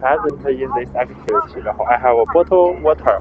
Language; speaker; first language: English; non-native, learner; Chinese